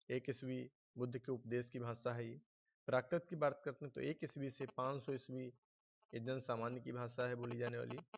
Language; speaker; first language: Hindi; native; Hindi